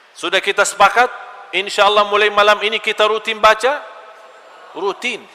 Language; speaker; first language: Malay; non-native, fluent; Arabic